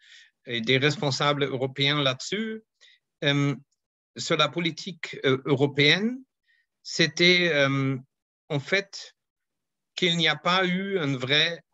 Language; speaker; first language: French; non-native, fluent; German